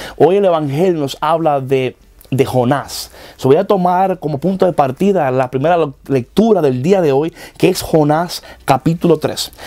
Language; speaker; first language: Spanish; native; Spanish